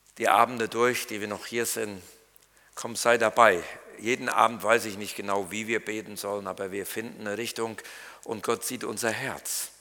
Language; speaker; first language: German; native; German